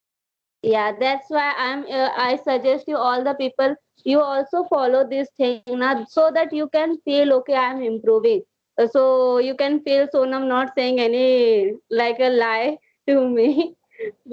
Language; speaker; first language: English; non-native, learner; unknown